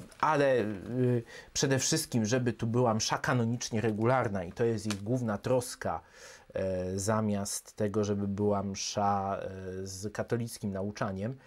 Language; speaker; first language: Polish; native; Polish